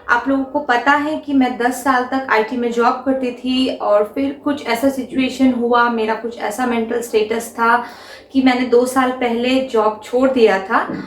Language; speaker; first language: Hindi; non-native, local second language; Bangla